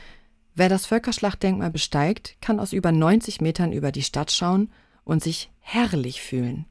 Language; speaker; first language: German; native; German